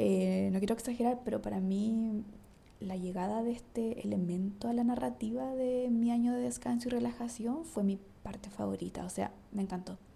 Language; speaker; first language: Spanish; native; Spanish